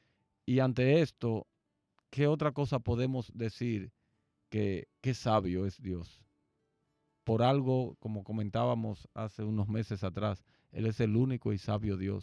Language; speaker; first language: Spanish; native; Spanish